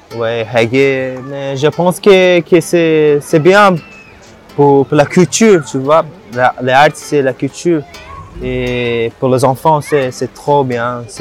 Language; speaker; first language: French; non-native, learner; Portuguese